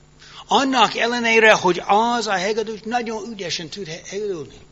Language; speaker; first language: Hungarian; early bilingual, heritage; English